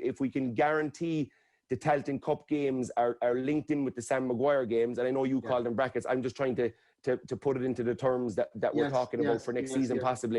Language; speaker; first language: English; native; English